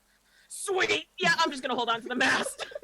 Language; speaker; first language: English; native; English